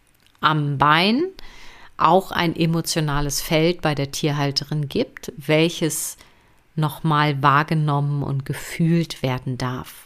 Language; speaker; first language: German; native; German